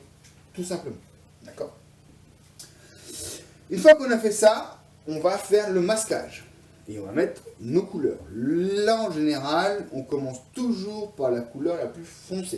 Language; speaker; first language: French; native; French